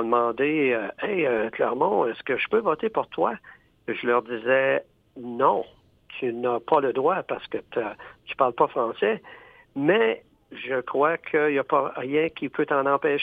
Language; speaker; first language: French; native; French